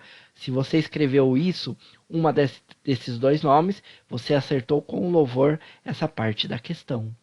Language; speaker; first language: Portuguese; native; Portuguese